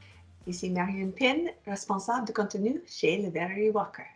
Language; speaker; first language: French; non-native, fluent; English